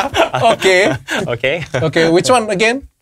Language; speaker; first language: English; non-native, learner; Indonesian